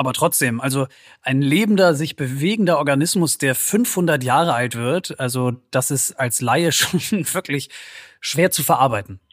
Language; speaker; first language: German; native; German